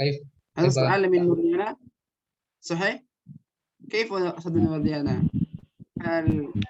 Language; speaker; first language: Arabic; non-native, fluent; Indonesian